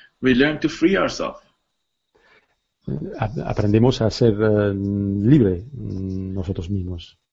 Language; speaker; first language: Spanish; non-native, learner; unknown